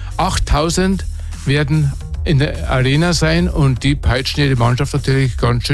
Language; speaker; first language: German; native; German